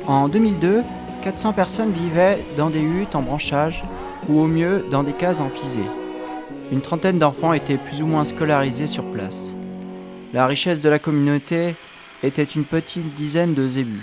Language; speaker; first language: French; native; French